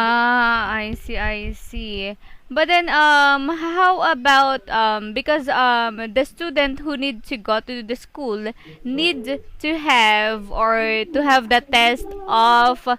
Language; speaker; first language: English; non-native, fluent; Filipino